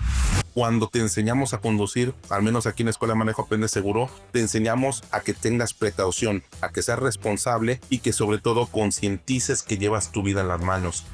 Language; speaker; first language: Spanish; native; Spanish